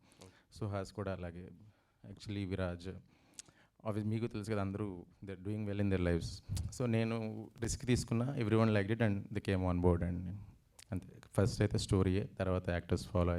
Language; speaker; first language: Telugu; native; Telugu